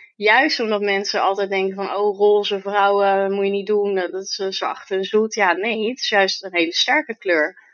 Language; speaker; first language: Dutch; native; Dutch